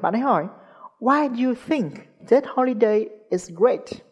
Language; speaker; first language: English; non-native, fluent; Vietnamese